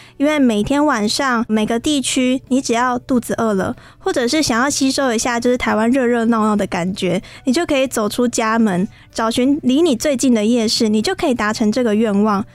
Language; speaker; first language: Chinese; native; Chinese